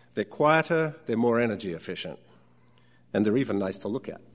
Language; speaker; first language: English; native; English